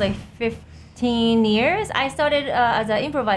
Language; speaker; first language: English; non-native, fluent; Japanese